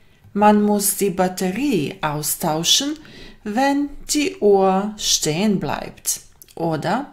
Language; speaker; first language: German; non-native, fluent; Bosnian